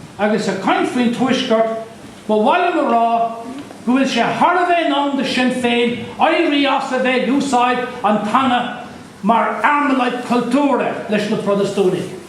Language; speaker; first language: Irish; native; Irish